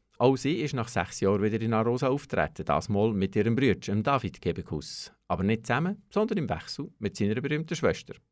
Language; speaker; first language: German; native; German